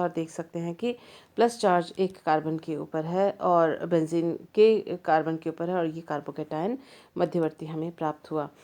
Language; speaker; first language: Hindi; native; Hindi